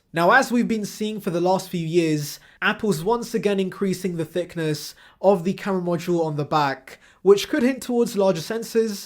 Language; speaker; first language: English; native; English